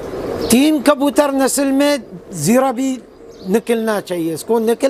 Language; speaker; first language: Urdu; non-native, learner; Arabic